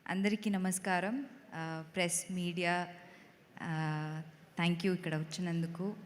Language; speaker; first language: Telugu; non-native, fluent; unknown